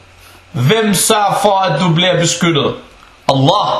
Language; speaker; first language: Danish; non-native, fluent; Arabic